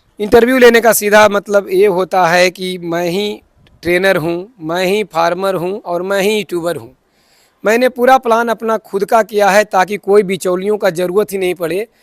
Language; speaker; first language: Hindi; native; Hindi